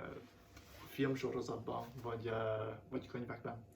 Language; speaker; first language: Hungarian; non-native, fluent; English